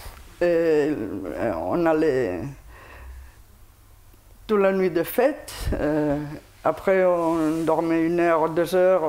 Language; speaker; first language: French; non-native, fluent; Spanish